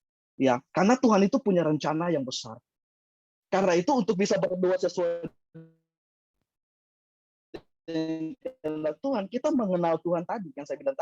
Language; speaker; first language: Indonesian; native; Indonesian